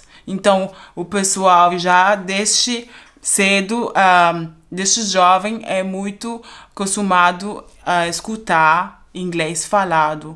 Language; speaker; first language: Portuguese; non-native, fluent; German